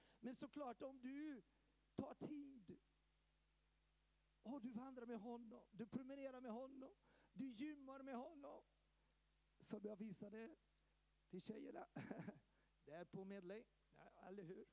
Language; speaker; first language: Swedish; early bilingual, heritage; Swedish